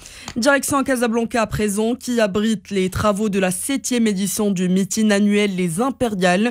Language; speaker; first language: French; non-native, local second language; Arabic